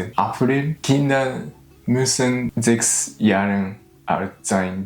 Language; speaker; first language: German; non-native, learner; Japanese